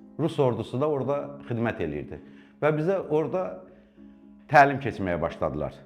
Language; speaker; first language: Azerbaijani; native; Azerbaijani